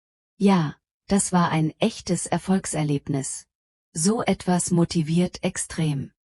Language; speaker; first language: German; non-native, fluent; Polish